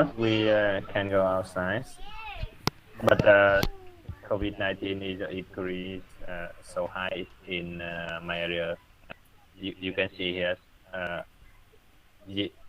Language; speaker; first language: English; non-native, learner; Vietnamese